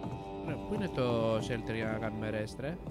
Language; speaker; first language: Greek; native; Greek